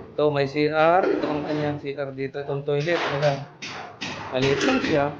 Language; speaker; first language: Filipino; native; Filipino